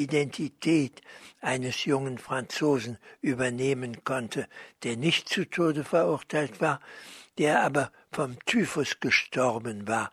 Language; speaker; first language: German; early bilingual, heritage; German